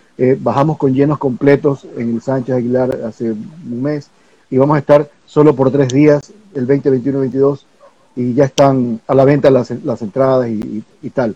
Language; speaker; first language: Spanish; native; Spanish